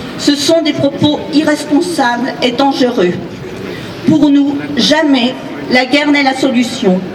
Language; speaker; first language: French; native; French